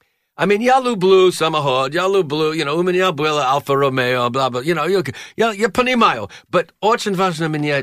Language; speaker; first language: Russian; non-native, learner; English